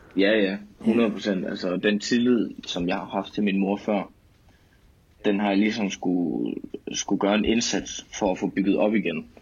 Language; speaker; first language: Danish; native; Danish